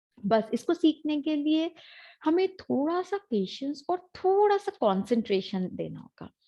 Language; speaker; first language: Hindi; native; Hindi